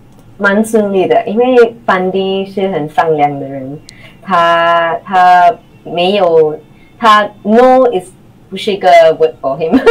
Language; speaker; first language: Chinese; non-native, local second language; English